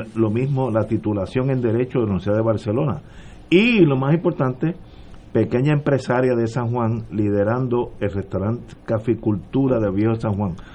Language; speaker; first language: Spanish; native; Spanish